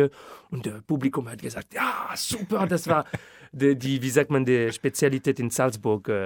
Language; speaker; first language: German; non-native, fluent; French